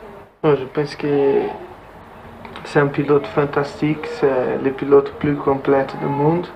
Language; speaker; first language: French; non-native, learner; Portuguese